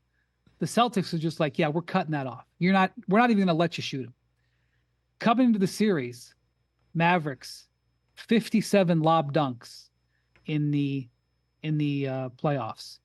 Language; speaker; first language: English; native; English